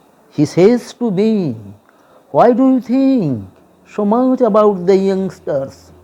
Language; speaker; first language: English; non-native, local second language; Bangla